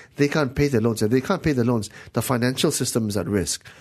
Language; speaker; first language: English; non-native, local second language; Min Nan Chinese